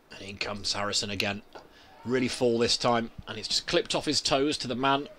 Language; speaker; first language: English; native; English